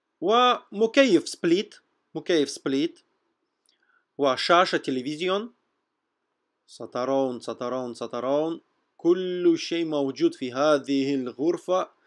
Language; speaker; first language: Arabic; non-native, fluent; Russian